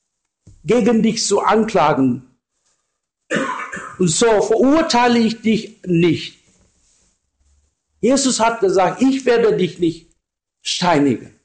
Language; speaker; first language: German; non-native, learner; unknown